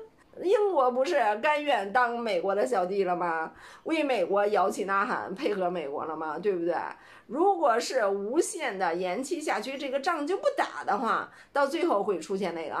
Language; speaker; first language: Chinese; native; Chinese